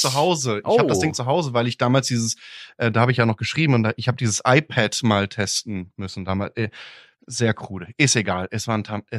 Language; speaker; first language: German; native; German